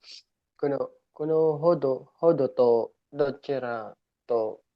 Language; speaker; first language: Japanese; non-native, learner; Filipino